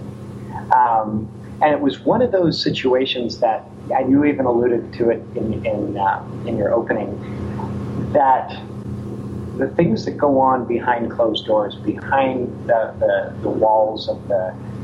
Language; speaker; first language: English; native; English